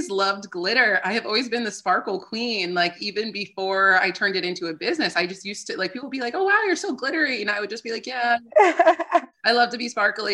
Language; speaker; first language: English; native; English